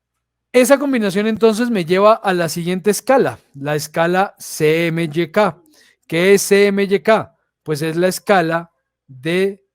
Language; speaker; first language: Spanish; native; Spanish